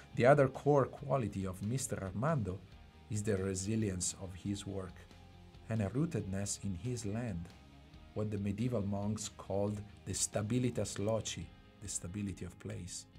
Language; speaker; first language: English; non-native, fluent; Italian